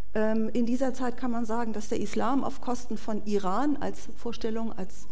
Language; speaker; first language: German; native; German